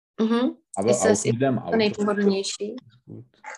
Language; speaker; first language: German; non-native, fluent; Czech